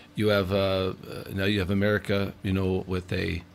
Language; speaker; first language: English; native; English